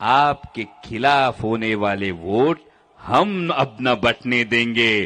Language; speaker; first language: Hindi; non-native, local second language; Marathi